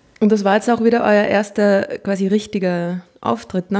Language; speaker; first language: German; native; German